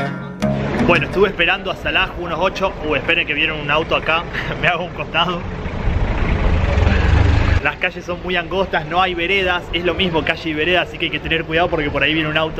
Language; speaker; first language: Spanish; native; Spanish